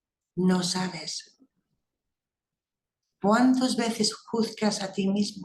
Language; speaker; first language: Spanish; non-native, fluent; English